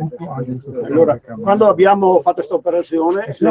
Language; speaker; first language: Italian; native; Italian